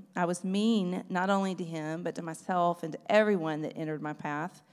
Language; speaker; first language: English; native; English